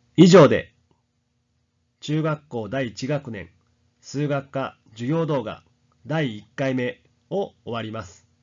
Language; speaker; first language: Japanese; native; Japanese